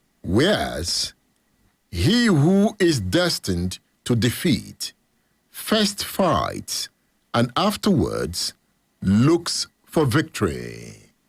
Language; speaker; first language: English; non-native, local second language; Yoruba